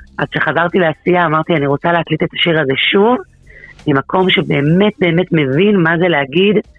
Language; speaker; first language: Hebrew; early bilingual, other home language; Russian